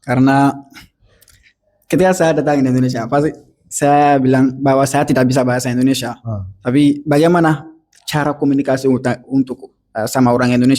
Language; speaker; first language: Indonesian; non-native, learner; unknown